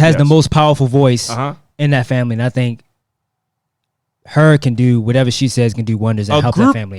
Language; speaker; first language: English; native; English